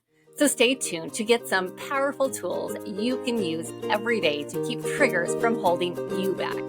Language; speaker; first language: English; native; English